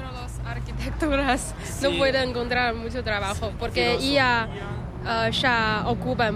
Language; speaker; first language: Spanish; non-native, learner; Chinese